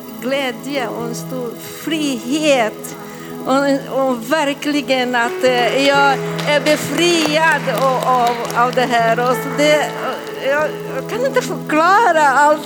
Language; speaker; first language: Swedish; non-native, fluent; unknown